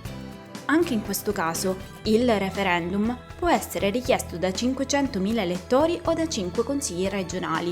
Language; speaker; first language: Italian; native; Italian